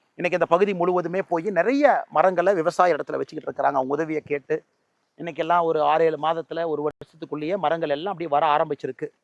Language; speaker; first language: Tamil; native; Tamil